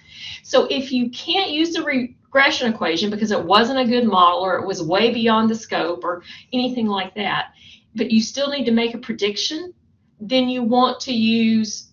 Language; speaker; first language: English; native; English